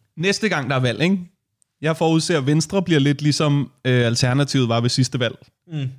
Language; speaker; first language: Danish; native; Danish